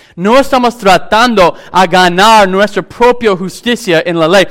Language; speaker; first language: Spanish; non-native, fluent; English